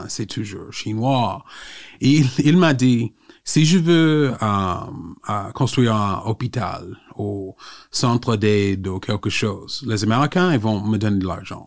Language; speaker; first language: French; non-native, fluent; English